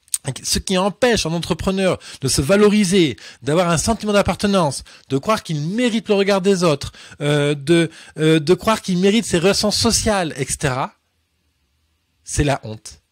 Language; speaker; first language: French; native; French